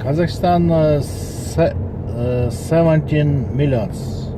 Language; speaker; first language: English; non-native, learner; Kazakh